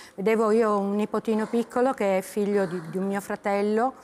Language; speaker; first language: Italian; native; Italian